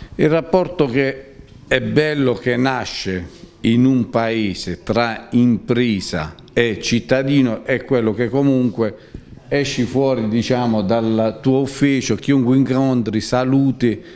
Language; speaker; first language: Italian; native; Italian